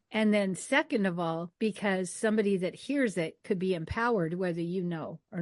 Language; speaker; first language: English; native; English